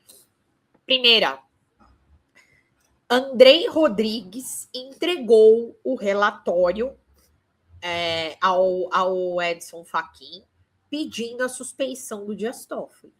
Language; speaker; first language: Portuguese; native; Portuguese